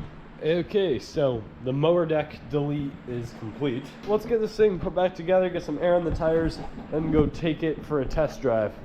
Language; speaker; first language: English; native; English